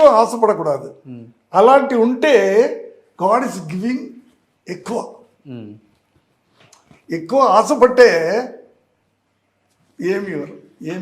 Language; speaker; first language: Telugu; non-native, learner; Tamil